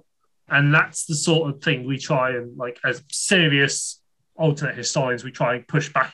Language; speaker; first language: English; native; English